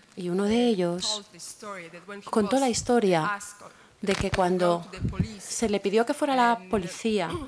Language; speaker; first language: Spanish; non-native, fluent; Polish